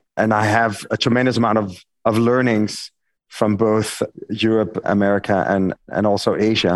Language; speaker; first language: English; non-native, fluent; Danish